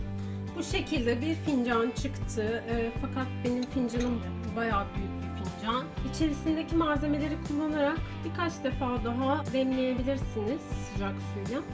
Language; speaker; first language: Turkish; native; Turkish